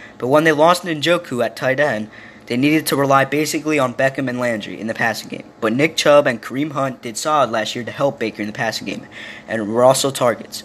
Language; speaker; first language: English; native; English